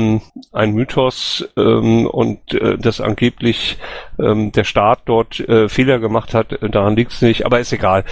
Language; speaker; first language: German; native; German